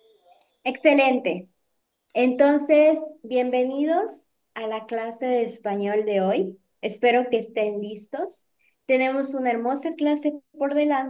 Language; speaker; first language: Spanish; non-native, fluent; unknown